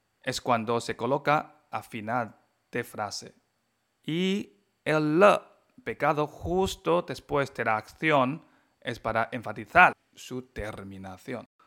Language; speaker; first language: Spanish; non-native, fluent; Chinese